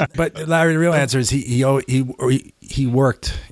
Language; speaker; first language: English; native; English